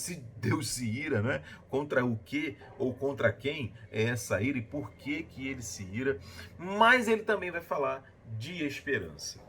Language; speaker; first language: Portuguese; native; Portuguese